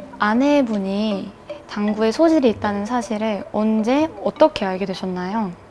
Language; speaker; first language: Korean; native; Korean